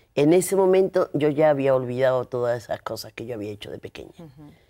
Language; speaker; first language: Spanish; native; Spanish